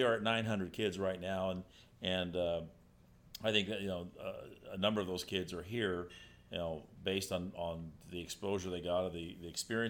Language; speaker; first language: English; native; English